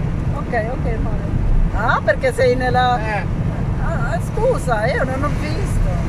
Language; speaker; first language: Italian; non-native, learner; Filipino